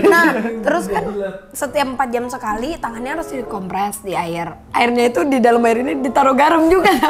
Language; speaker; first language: Indonesian; native; Indonesian